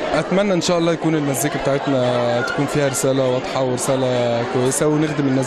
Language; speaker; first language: Arabic; native; Arabic